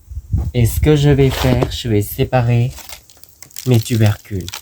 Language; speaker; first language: French; non-native, learner; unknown